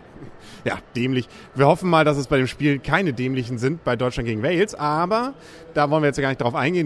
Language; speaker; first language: German; native; German